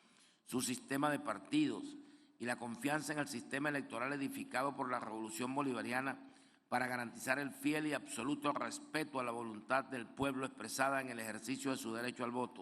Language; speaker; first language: Spanish; native; Spanish